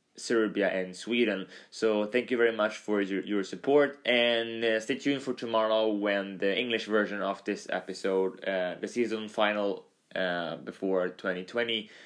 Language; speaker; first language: English; non-native, fluent; Swedish